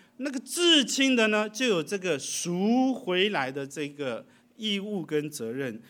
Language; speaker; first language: Chinese; early bilingual, heritage; Chinese